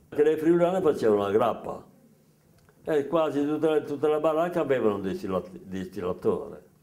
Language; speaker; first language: Italian; native; Italian